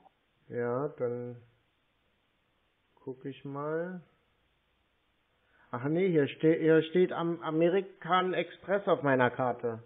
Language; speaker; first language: German; native; German